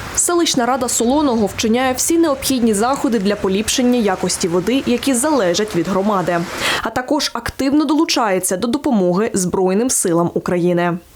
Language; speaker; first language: Ukrainian; native; Ukrainian